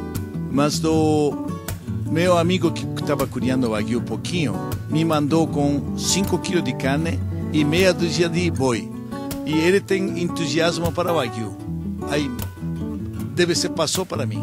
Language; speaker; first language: Portuguese; non-native, learner; Japanese